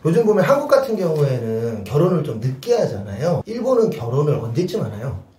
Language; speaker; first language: Korean; native; Korean